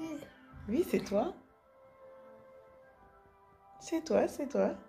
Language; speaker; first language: French; native; French